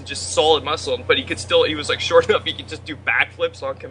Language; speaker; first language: English; native; English